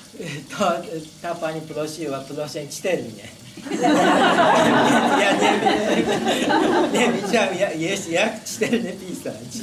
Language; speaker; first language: Polish; non-native, learner; Japanese